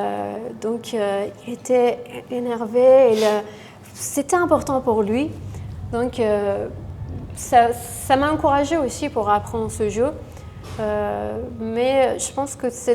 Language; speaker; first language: French; non-native, fluent; Persian